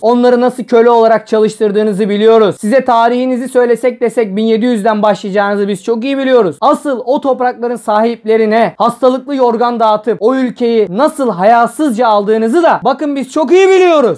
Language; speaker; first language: Turkish; native; Turkish